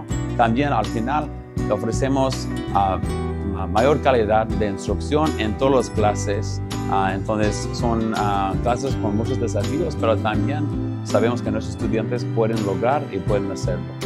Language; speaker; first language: Spanish; non-native, fluent; English